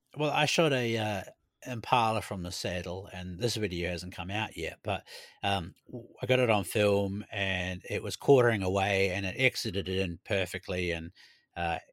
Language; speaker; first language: English; native; English